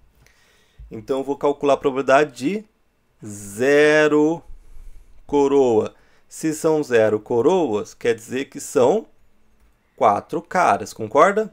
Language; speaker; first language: Portuguese; native; Portuguese